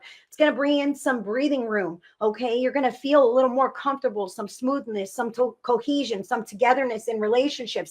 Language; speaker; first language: English; native; English